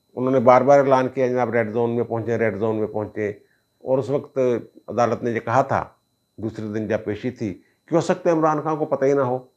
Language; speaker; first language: Urdu; non-native, local second language; Punjabi